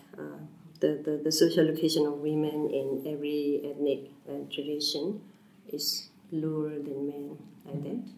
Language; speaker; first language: English; non-native, fluent; Burmese